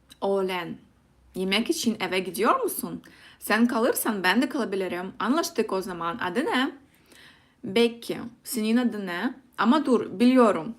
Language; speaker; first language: Turkish; non-native, learner; Russian